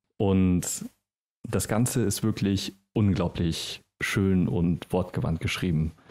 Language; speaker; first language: German; native; German